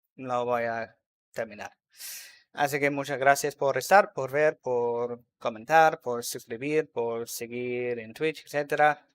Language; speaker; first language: Spanish; non-native, fluent; English